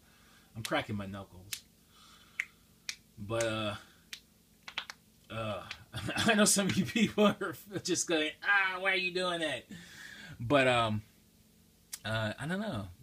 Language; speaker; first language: English; native; English